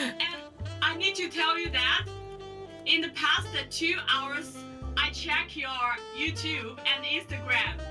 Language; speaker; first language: English; non-native, learner; Chinese